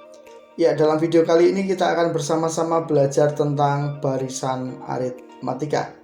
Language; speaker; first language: Indonesian; native; Indonesian